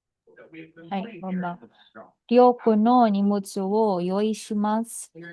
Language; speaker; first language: Japanese; non-native, learner; Filipino